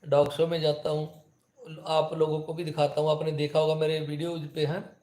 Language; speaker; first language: Hindi; native; Hindi